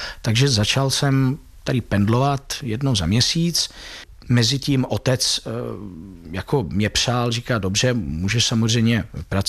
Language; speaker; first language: Czech; non-native, fluent; Italian